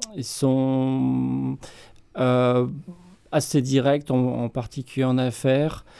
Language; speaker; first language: French; native; French